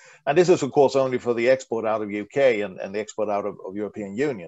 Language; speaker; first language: English; non-native, fluent; Swedish